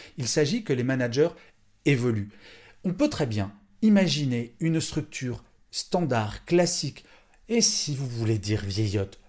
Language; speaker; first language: French; native; French